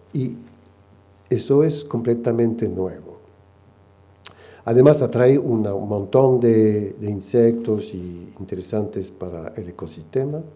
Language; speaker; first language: Spanish; non-native, fluent; French